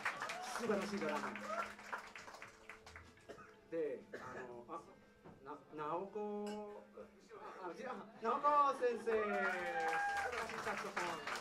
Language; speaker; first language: Japanese; non-native, fluent; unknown